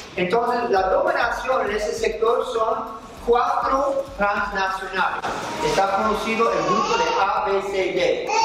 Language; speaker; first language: Spanish; non-native, fluent; English